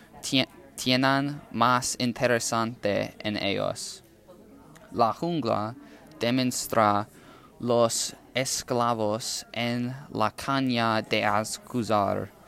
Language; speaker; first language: Spanish; non-native, learner; English